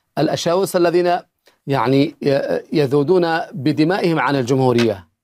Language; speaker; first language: Arabic; native; Arabic